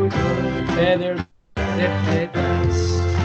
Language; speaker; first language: English; non-native, fluent; Spanish